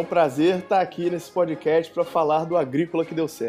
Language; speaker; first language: Portuguese; native; Portuguese